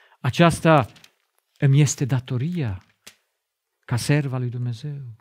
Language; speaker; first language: Romanian; non-native, fluent; German